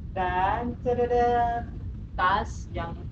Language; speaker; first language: Indonesian; non-native, fluent; Spanish